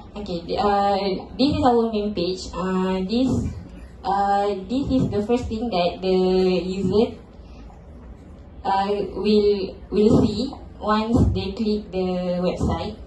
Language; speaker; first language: English; non-native, local second language; Malay